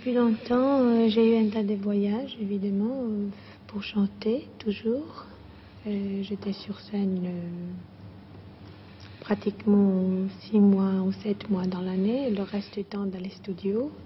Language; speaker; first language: French; non-native, fluent; Greek